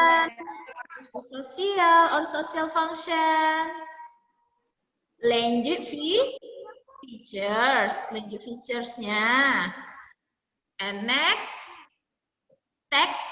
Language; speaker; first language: English; non-native, learner; Indonesian